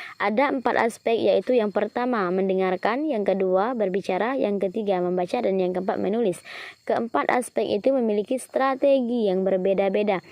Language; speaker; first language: Indonesian; native; Indonesian